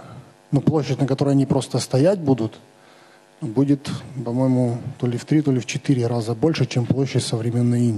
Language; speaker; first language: Russian; native; Russian